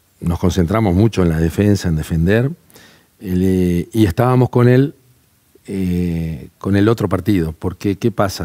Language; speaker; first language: Spanish; native; Spanish